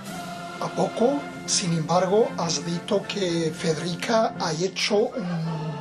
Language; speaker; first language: Spanish; non-native, fluent; Portuguese